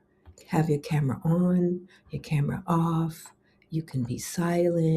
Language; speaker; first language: English; native; English